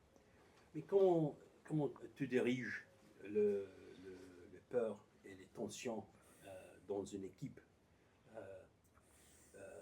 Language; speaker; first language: French; non-native, learner; English